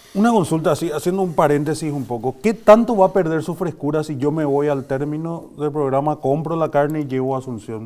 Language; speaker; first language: Spanish; native; Spanish